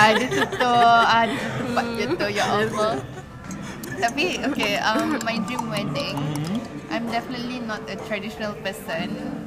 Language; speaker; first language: English; non-native, local second language; Malay